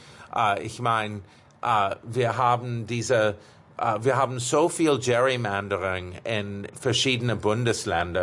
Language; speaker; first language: German; non-native, fluent; English